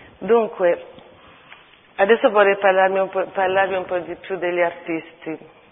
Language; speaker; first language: Italian; early bilingual, other home language; Armenian